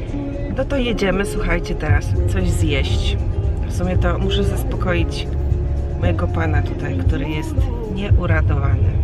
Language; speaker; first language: Polish; native; Polish